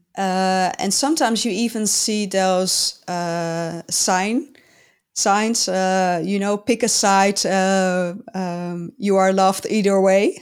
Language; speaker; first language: English; non-native, fluent; Dutch